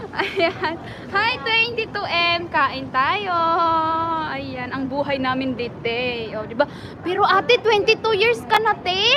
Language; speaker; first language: Filipino; non-native, local second language; Cebuano